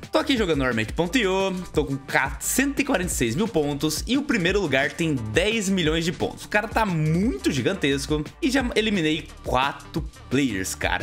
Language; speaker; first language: Portuguese; native; Portuguese